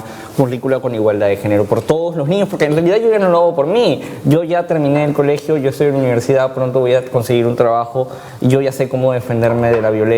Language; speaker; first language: Spanish; native; Spanish